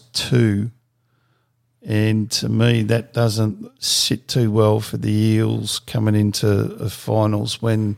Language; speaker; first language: English; native; English